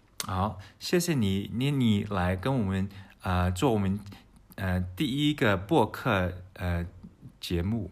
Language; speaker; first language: Chinese; early bilingual, heritage; English